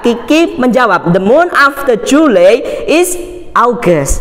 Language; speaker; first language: English; non-native, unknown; Javanese